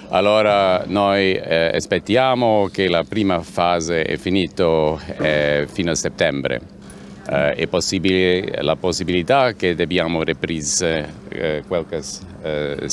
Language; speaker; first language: Italian; non-native, learner; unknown